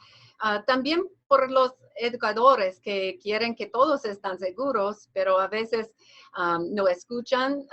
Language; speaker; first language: Spanish; non-native, fluent; English